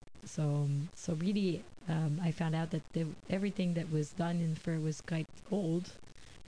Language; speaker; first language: English; native; English